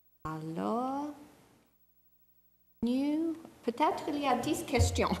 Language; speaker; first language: French; non-native, fluent; English